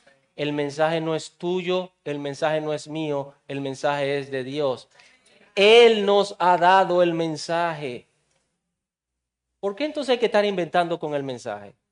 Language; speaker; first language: Spanish; native; Spanish